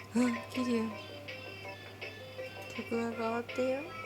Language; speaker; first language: Japanese; native; Japanese